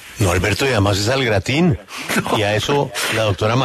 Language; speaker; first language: Spanish; native; Spanish